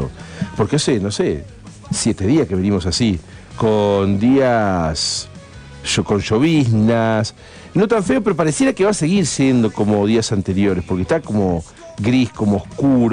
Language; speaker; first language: Spanish; native; Spanish